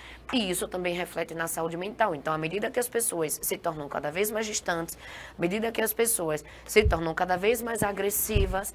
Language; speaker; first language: Portuguese; native; Portuguese